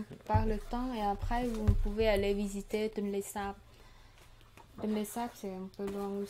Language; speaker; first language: French; non-native, learner; Khmer